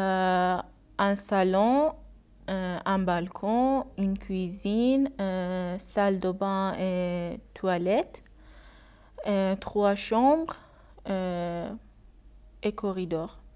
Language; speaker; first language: French; non-native, learner; Persian